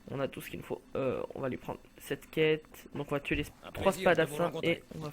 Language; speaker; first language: French; native; French